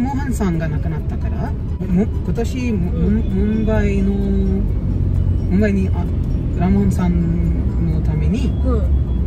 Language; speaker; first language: Japanese; non-native, learner; Tamil